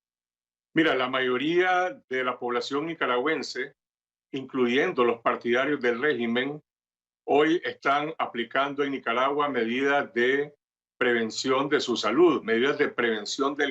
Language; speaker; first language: Spanish; native; Spanish